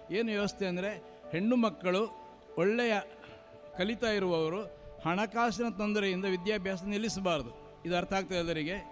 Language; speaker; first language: Kannada; non-native, local second language; Marathi